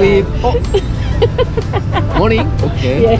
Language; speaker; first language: English; non-native, learner; Korean